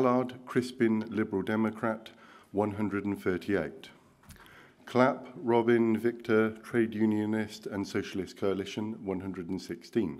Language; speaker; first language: English; native; English